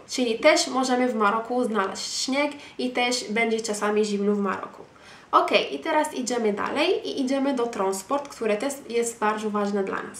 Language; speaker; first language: Polish; non-native, fluent; Arabic